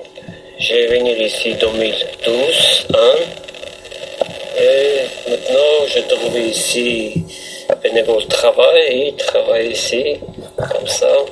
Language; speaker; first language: French; non-native, learner; Armenian